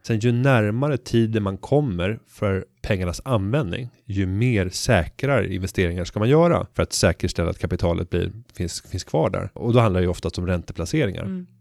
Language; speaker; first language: Swedish; native; Swedish